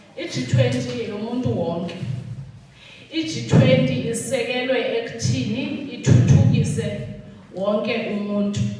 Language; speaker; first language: Zulu; non-native, local second language; Xhosa